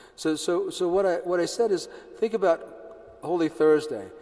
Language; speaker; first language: English; early bilingual, other home language; Spanish